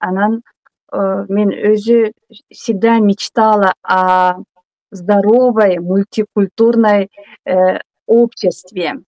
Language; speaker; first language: Russian; non-native, local second language; Kyrgyz